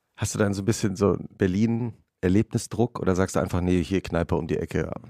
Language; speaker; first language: German; native; German